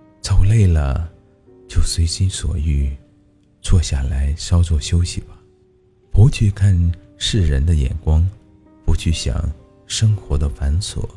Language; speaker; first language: Chinese; native; Chinese